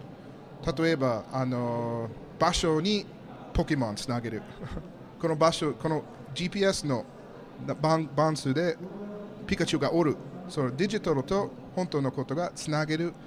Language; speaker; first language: Japanese; non-native, learner; English